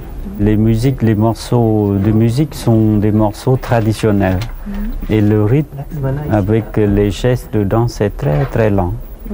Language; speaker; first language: French; non-native, fluent; Khmer